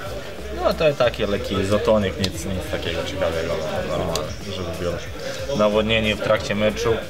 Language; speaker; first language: Polish; non-native, learner; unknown